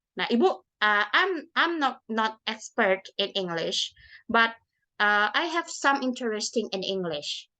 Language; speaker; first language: English; non-native, learner; Indonesian